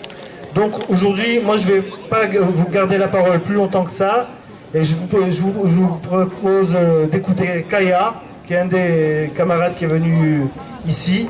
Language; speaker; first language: French; native; French